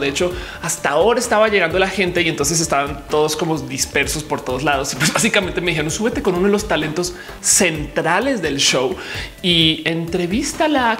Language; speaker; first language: Spanish; native; Spanish